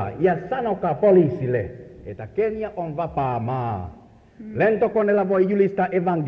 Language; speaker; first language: Finnish; non-native, learner; Swahili